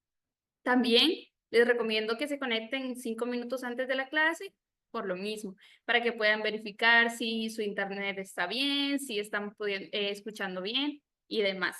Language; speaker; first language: Spanish; native; Spanish